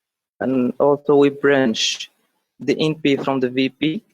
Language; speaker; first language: English; non-native, learner; Arabic